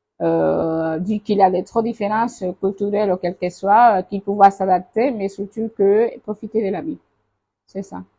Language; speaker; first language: French; non-native, fluent; Spanish